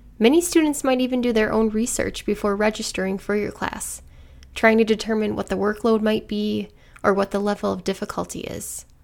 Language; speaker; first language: English; native; English